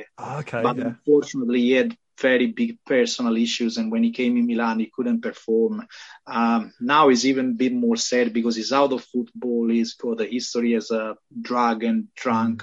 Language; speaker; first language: English; non-native, fluent; Italian